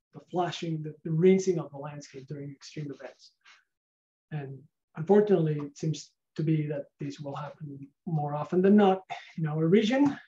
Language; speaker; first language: English; non-native, fluent; Spanish